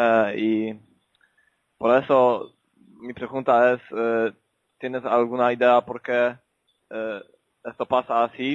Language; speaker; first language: Spanish; non-native, learner; Polish